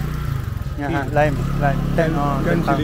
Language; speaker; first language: English; non-native, fluent; French